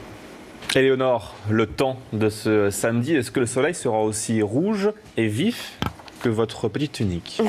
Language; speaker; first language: French; native; French